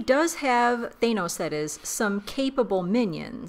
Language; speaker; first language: English; native; English